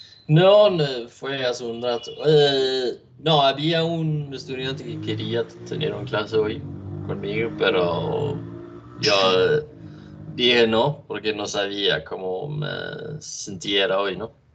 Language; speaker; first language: Spanish; non-native, learner; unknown